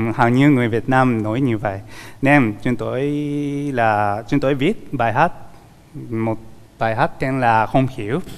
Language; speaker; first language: Vietnamese; non-native, learner; Japanese